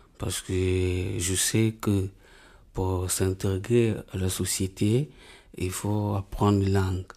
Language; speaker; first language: French; non-native, learner; Portuguese